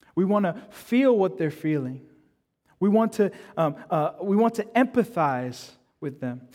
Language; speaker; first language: English; native; English